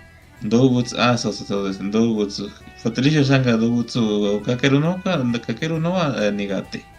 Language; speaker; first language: Japanese; non-native, learner; Spanish